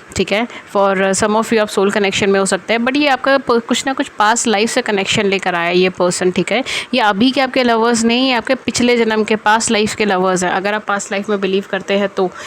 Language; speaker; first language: Hindi; native; Hindi